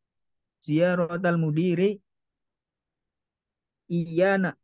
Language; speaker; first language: Arabic; non-native, learner; Indonesian